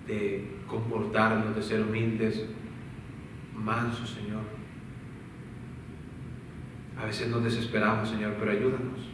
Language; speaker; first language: Spanish; native; Spanish